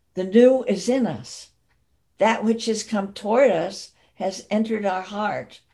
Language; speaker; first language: English; native; English